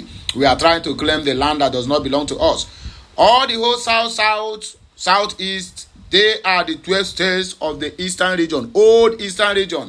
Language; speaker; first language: English; non-native, local second language; Igbo